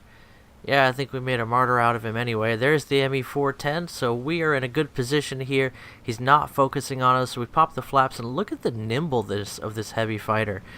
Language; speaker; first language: English; native; English